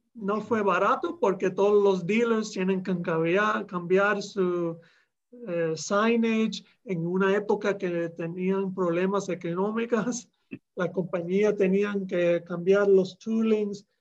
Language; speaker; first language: Spanish; early bilingual, heritage; Spanish